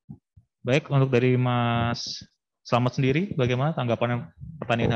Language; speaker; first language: Indonesian; native; Indonesian